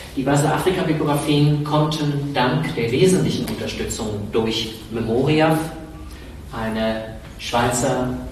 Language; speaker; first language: German; native; German